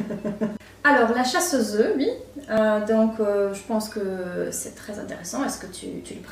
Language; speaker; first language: French; non-native, fluent; Polish